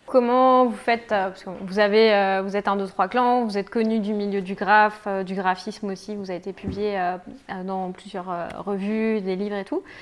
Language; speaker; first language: French; native; French